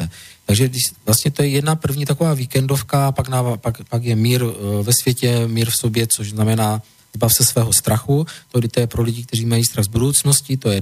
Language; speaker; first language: Czech; native; Czech